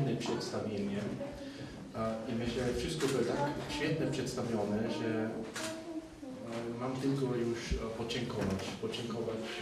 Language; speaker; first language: Polish; non-native, fluent; German